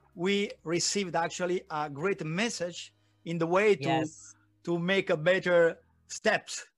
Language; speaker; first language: English; non-native, fluent; Italian